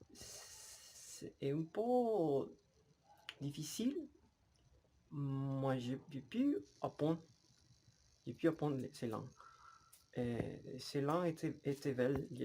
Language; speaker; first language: French; non-native, learner; Spanish